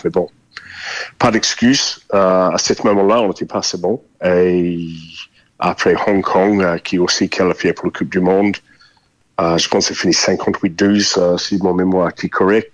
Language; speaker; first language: French; non-native, fluent; English